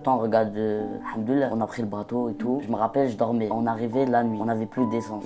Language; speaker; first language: French; non-native, local second language; Arabic